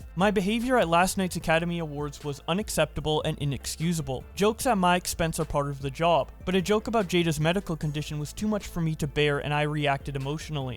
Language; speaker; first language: English; native; English